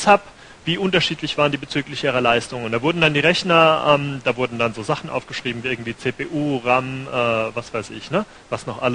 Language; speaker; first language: German; native; German